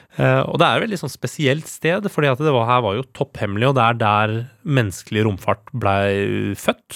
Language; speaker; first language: Norwegian; early bilingual, other home language; Persian